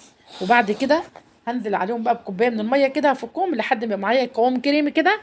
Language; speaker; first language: Arabic; native; Arabic